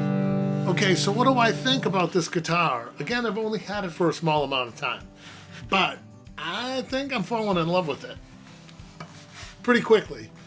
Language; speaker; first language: English; native; English